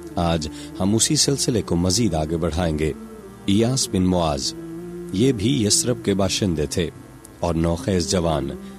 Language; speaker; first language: Urdu; non-native, local second language; Punjabi